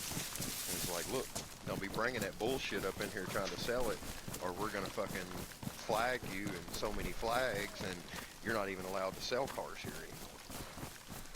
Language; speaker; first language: English; native; English